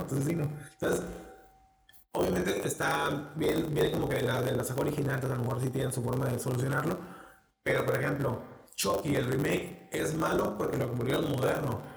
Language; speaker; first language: Spanish; native; Spanish